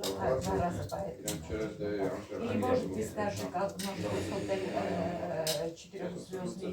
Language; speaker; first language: Russian; non-native, fluent; Armenian